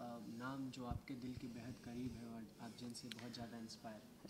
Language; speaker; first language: Hindi; native; Hindi